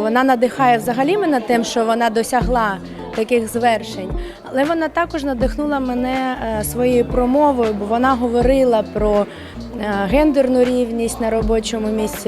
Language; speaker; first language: Ukrainian; native; Ukrainian